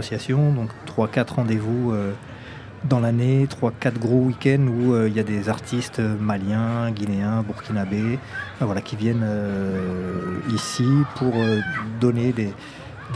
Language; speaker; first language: French; native; French